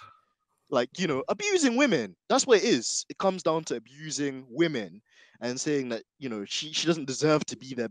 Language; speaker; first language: English; native; English